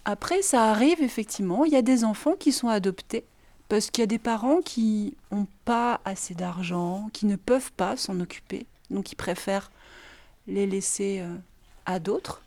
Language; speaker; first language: French; native; French